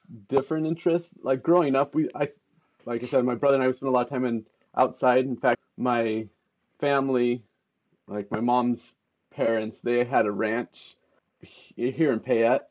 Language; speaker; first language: English; native; English